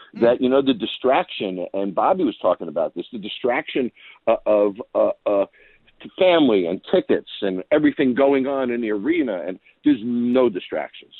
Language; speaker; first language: English; native; English